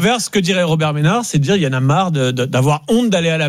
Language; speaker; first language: French; native; French